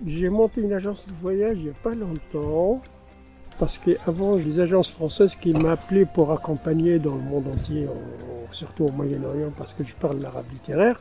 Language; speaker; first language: French; non-native, local second language; Tamasheq